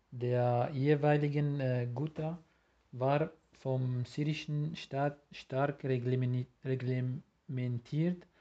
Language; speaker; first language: German; non-native, learner; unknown